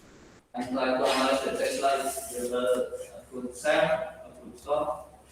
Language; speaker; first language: English; non-native, learner; Indonesian